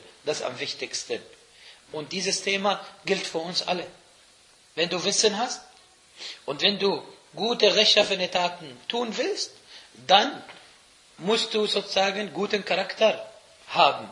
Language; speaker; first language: German; non-native, fluent; Arabic